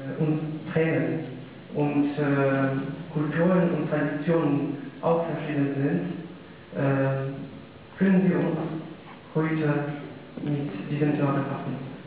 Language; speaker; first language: German; non-native, learner; Polish